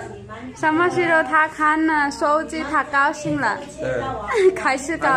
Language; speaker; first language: Chinese; non-native, learner; Nepali